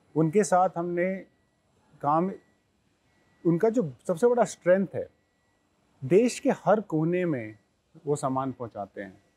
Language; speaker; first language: Hindi; native; Hindi